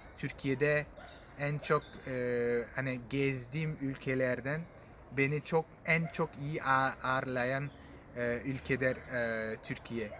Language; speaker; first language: Turkish; non-native, fluent; French